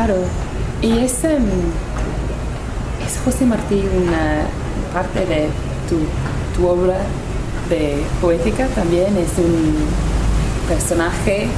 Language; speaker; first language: Spanish; non-native, learner; English